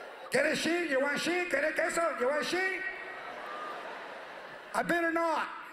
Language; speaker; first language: English; early bilingual, other home language; Spanish